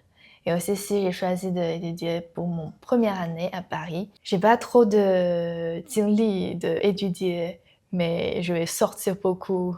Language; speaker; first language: French; non-native, learner; Chinese